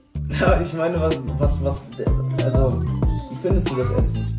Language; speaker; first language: German; early bilingual, other home language; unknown